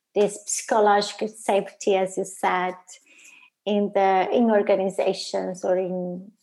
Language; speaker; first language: English; non-native, fluent; Portuguese